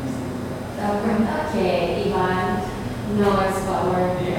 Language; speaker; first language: Spanish; non-native, learner; English